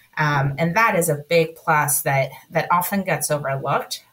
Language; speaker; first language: English; early bilingual, other home language; Spanish